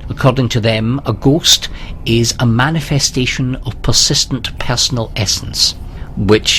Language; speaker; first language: English; native; English